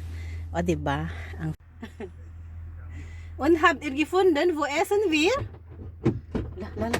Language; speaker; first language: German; non-native, learner; Filipino